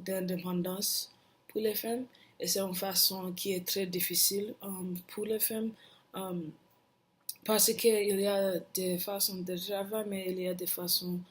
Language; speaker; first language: French; non-native, learner; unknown